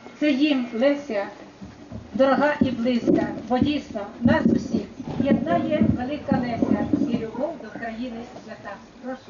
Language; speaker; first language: Ukrainian; native; Ukrainian